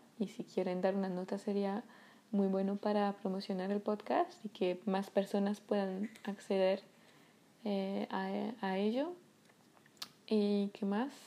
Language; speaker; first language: Spanish; non-native, fluent; French